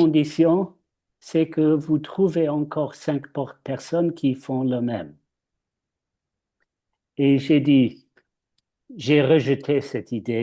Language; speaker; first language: French; non-native, fluent; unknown